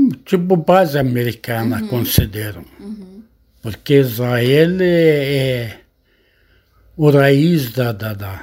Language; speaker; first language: Portuguese; non-native, learner; Arabic